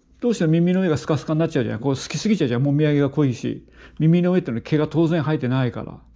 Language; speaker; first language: Japanese; native; Japanese